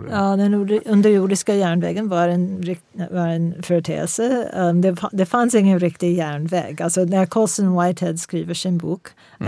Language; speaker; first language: Swedish; non-native, fluent; English